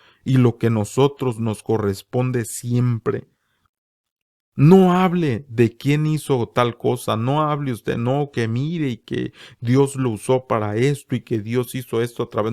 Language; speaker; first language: Spanish; native; Spanish